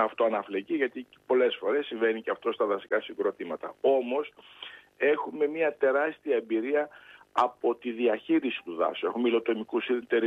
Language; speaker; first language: Greek; native; Greek